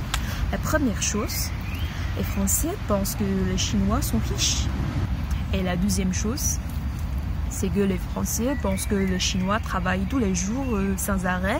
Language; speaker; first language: French; non-native, fluent; Chinese